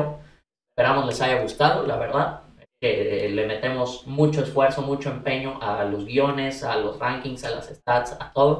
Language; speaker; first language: Spanish; native; Spanish